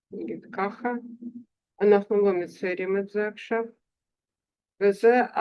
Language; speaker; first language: Hebrew; non-native, fluent; Russian